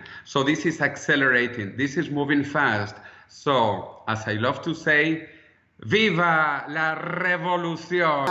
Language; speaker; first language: English; non-native, fluent; Spanish